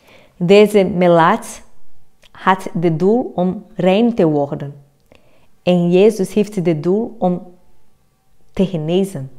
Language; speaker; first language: Dutch; non-native, fluent; Portuguese